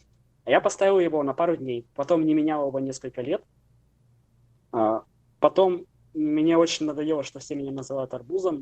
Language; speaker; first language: Russian; native; Russian